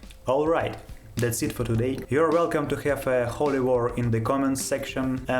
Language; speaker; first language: English; non-native, fluent; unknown